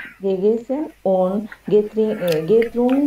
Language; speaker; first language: German; non-native, learner; Bangla